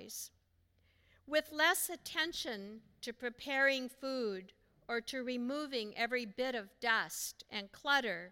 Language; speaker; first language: English; native; English